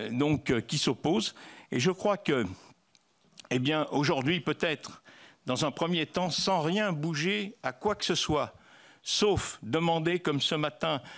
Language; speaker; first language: French; native; French